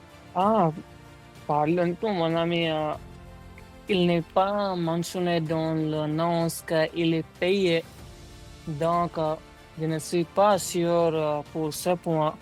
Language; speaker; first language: French; non-native, learner; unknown